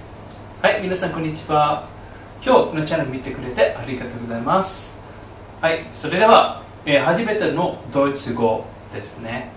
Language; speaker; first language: Japanese; non-native, fluent; German